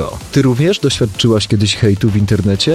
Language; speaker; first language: Polish; native; Polish